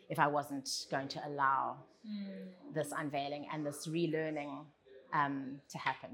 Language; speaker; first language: English; native; English